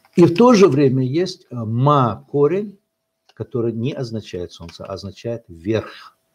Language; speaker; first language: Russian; non-native, local second language; Chechen